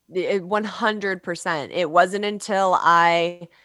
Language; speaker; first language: English; native; English